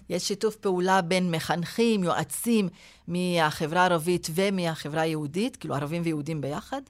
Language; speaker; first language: Hebrew; non-native, local second language; Arabic